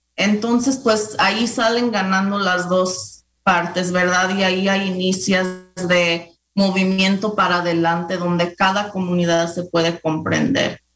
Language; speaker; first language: Spanish; early bilingual, heritage; Spanish